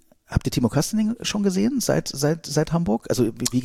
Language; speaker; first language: German; native; German